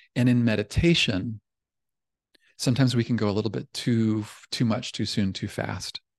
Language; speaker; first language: English; native; English